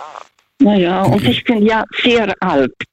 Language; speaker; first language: German; non-native, fluent; Russian